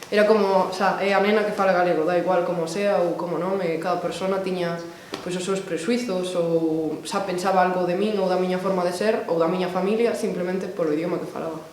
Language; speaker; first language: Galician; native; Galician